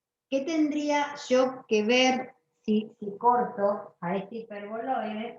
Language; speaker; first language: Spanish; native; Spanish